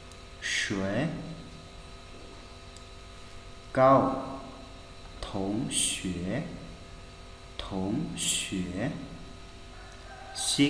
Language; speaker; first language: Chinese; non-native, fluent; Hmong